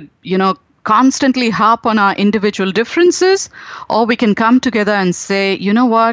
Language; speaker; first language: English; non-native, local second language; Tamil